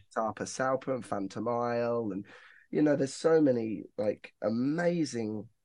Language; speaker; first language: English; native; English